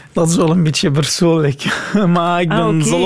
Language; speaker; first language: Dutch; non-native, learner; Arabic